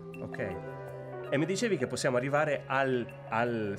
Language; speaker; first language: Italian; native; Italian